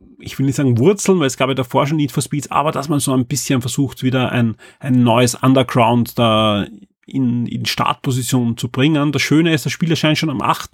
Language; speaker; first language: German; native; German